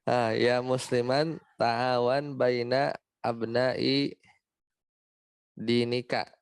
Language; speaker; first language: Arabic; non-native, fluent; Indonesian